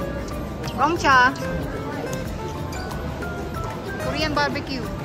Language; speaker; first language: English; non-native, local second language; Filipino